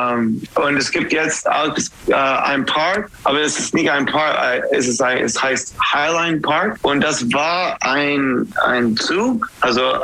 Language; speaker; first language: German; non-native, learner; English